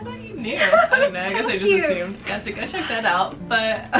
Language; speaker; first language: English; native; English